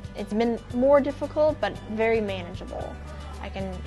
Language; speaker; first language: English; native; English